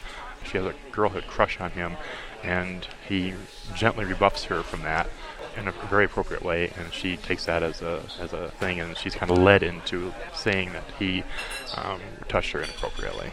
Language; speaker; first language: English; native; English